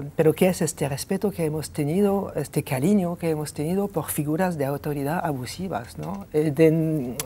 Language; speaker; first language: Spanish; non-native, fluent; French